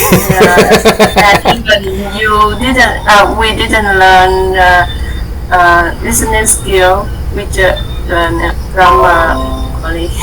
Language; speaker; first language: English; non-native, learner; Vietnamese